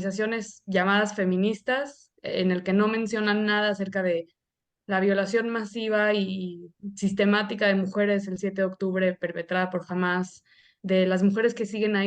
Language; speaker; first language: Spanish; native; Spanish